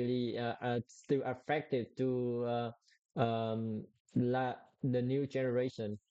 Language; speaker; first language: English; non-native, learner; Vietnamese